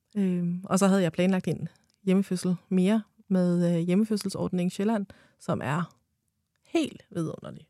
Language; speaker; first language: Danish; early bilingual, other home language; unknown